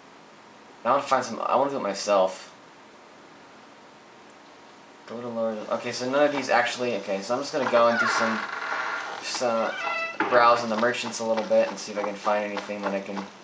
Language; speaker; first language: English; native; English